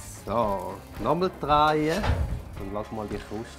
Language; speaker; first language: German; native; German